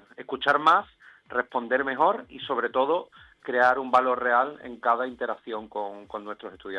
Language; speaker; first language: Spanish; native; Spanish